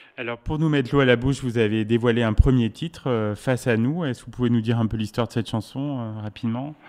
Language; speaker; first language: French; native; French